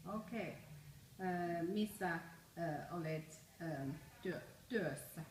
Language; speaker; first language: Finnish; non-native, learner; Chinese